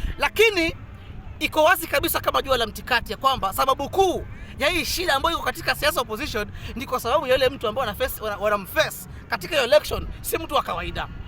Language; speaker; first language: Swahili; non-native, local second language; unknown